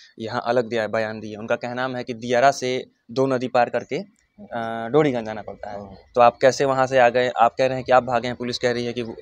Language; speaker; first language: Hindi; native; Hindi